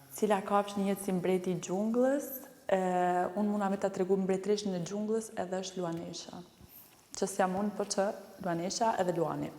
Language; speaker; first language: Albanian; early bilingual, heritage; Albanian